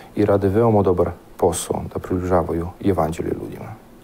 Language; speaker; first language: Serbian; non-native, fluent; Polish